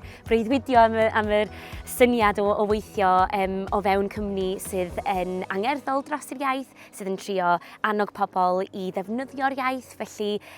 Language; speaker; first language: Welsh; non-native, fluent; English